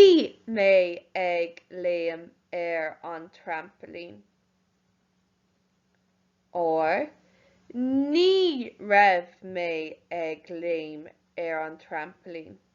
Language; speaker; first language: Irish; non-native, local second language; English